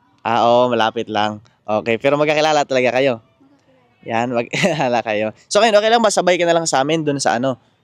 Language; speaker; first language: Filipino; non-native, local second language; Cebuano